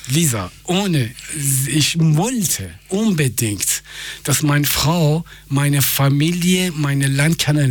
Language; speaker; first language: German; non-native, fluent; Persian